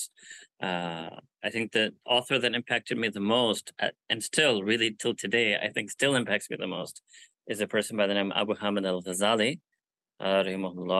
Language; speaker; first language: English; native; English